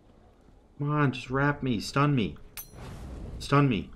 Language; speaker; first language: English; native; English